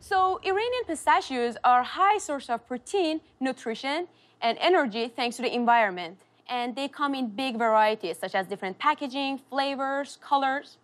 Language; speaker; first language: English; non-native, fluent; Persian